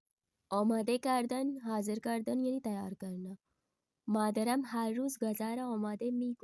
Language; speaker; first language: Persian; non-native, fluent; Urdu